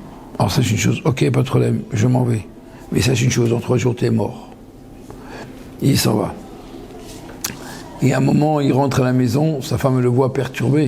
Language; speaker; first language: French; native; French